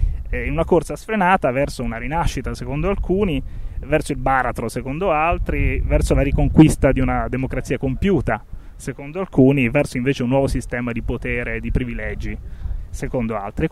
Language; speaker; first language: Italian; native; Italian